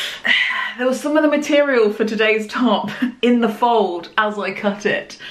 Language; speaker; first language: English; native; English